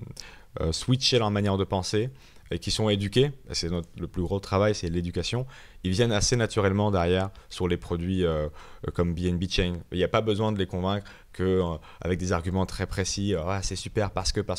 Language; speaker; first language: French; native; French